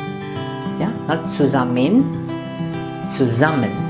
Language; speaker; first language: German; non-native, fluent; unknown